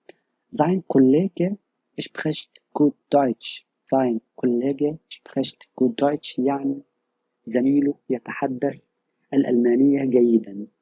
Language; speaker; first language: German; non-native, fluent; Arabic